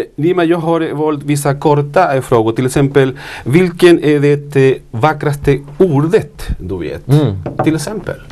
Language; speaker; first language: Swedish; non-native, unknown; Spanish